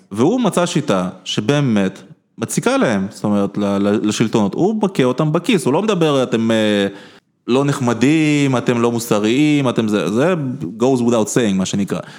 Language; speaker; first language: Hebrew; early bilingual, other home language; Russian